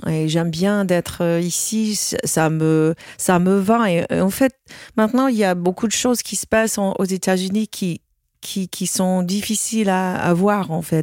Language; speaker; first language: French; non-native, fluent; English